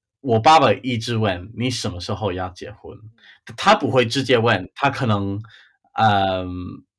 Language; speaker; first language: Chinese; non-native, fluent; English